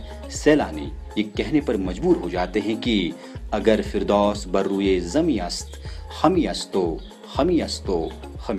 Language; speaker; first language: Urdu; non-native, local second language; Kashmiri